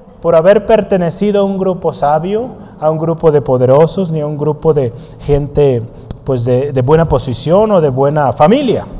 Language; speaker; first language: Spanish; native; Spanish